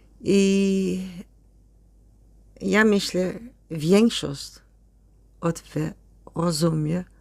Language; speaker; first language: Polish; non-native, learner; Dutch